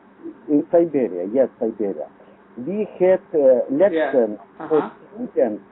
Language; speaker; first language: English; non-native, learner; Lithuanian